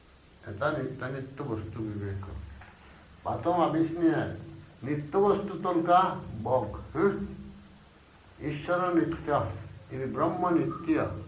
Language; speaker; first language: Russian; non-native, learner; Bangla